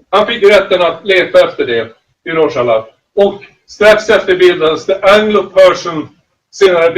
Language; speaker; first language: Swedish; native; Swedish